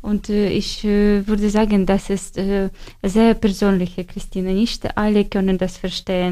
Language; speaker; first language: German; non-native, learner; Ukrainian